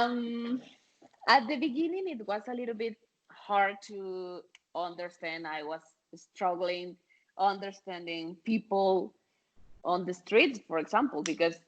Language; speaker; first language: English; non-native, fluent; Spanish